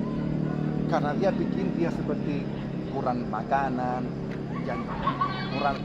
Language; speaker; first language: Indonesian; non-native, fluent; Spanish